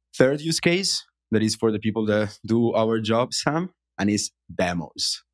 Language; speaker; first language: English; non-native, fluent; Italian